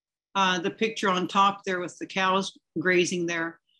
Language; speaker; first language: English; native; English